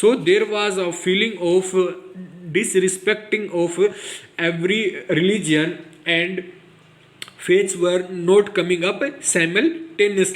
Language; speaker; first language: English; non-native, local second language; Hindi